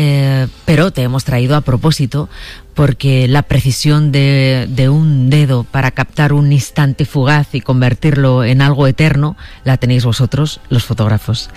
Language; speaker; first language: Spanish; native; Spanish